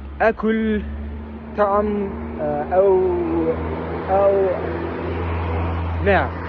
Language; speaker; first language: Arabic; non-native, learner; Kazakh